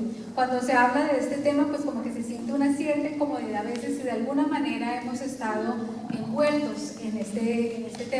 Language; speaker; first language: Spanish; native; Spanish